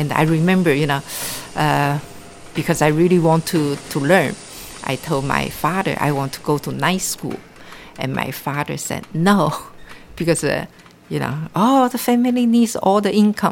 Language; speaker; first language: English; non-native, local second language; Cantonese